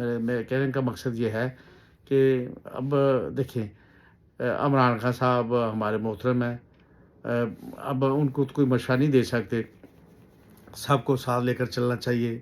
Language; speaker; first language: Urdu; native; Urdu